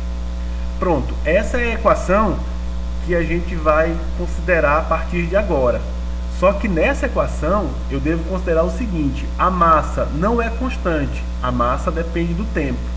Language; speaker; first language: Portuguese; native; Portuguese